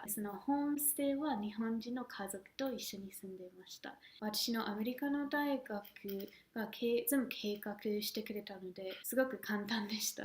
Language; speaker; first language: Japanese; non-native, fluent; English